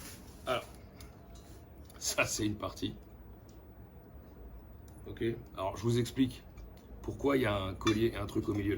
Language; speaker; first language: French; native; French